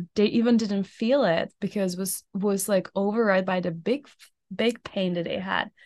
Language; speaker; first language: English; non-native, fluent; Czech